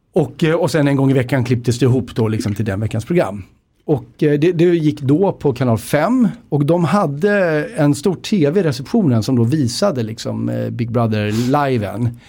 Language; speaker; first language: Swedish; native; Swedish